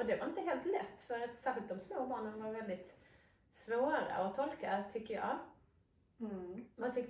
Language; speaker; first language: Swedish; native; Swedish